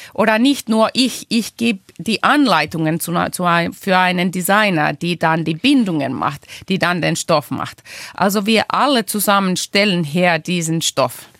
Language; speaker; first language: German; non-native, fluent; Finnish